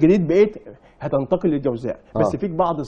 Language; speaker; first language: Arabic; native; Arabic